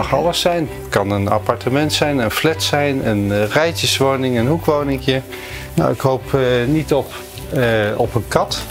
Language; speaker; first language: Dutch; native; Dutch